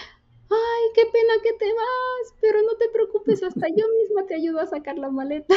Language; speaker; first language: Spanish; native; Spanish